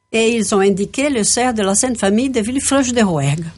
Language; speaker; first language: French; non-native, fluent; Portuguese